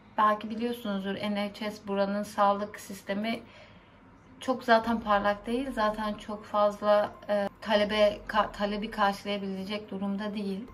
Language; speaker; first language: Turkish; native; Turkish